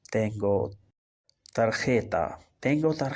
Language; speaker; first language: Spanish; non-native, fluent; Urdu